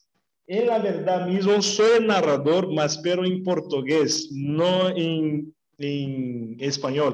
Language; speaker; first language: Spanish; non-native, learner; Portuguese